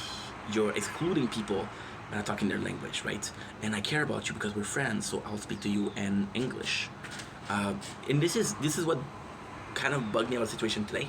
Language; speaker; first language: English; non-native, local second language; French